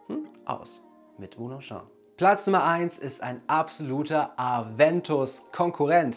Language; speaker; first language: German; native; German